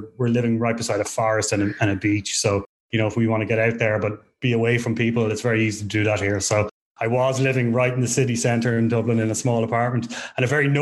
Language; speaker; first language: English; native; English